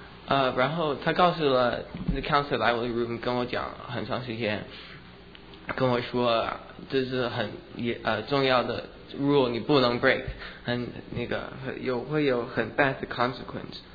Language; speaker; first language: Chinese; early bilingual, heritage; English